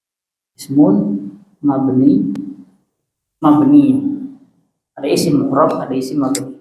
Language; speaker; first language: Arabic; non-native, fluent; Indonesian